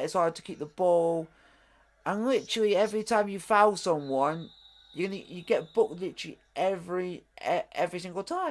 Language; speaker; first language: English; native; English